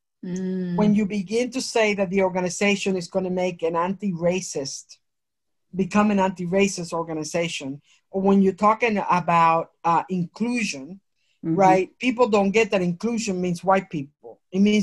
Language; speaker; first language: English; native; English